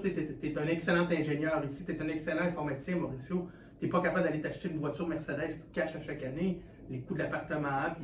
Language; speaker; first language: French; native; French